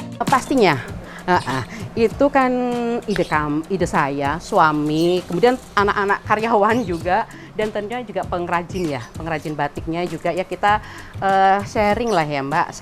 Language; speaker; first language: Indonesian; native; Indonesian